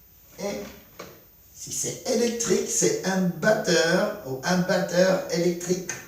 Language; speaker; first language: French; non-native, fluent; Spanish